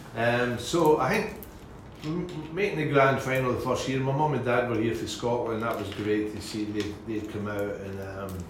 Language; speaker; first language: English; native; English